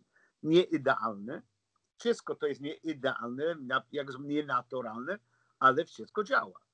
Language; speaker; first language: Polish; non-native, learner; English